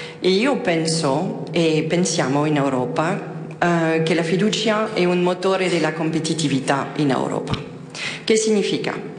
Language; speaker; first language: Italian; non-native, fluent; French